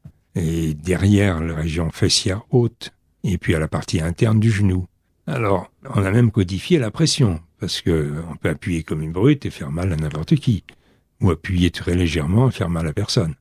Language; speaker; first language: French; native; French